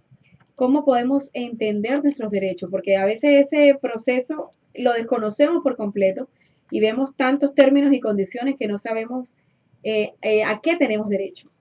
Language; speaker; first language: Spanish; native; Spanish